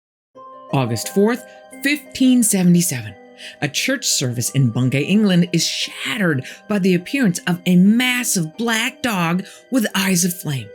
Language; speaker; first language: English; native; English